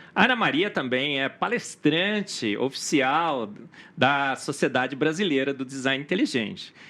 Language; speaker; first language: Portuguese; native; Portuguese